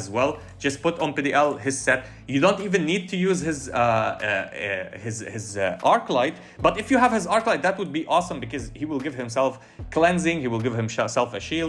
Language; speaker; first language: English; non-native, fluent; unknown